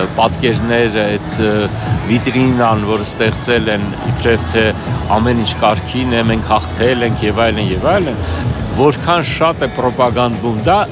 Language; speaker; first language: Armenian; native; Armenian